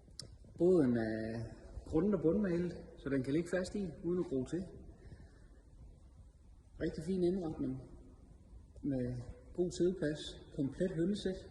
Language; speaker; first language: Danish; native; Danish